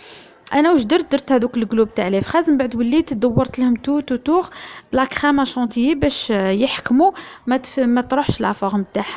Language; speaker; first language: Arabic; native; Arabic